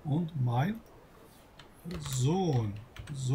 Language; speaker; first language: German; non-native, fluent; Albanian